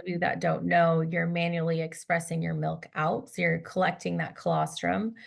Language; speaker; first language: English; native; English